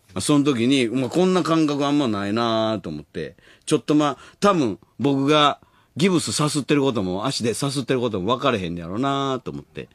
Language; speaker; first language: Japanese; native; Japanese